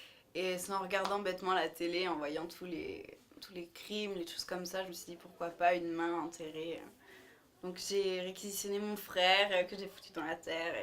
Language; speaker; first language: French; native; French